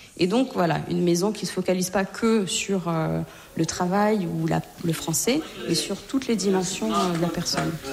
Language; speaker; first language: French; native; French